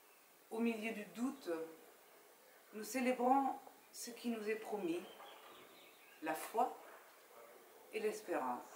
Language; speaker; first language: French; native; French